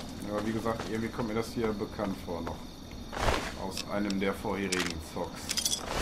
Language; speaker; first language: German; native; German